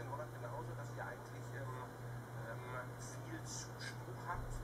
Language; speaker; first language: German; native; German